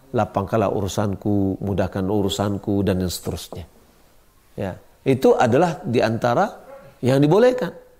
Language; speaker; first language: Malay; non-native, local second language; Minangkabau